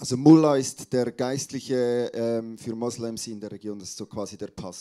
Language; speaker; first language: German; native; German